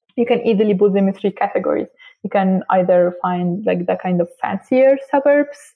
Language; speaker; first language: English; non-native, fluent; Arabic